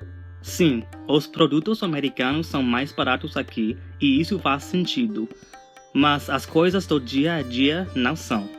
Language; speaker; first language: Portuguese; non-native, fluent; English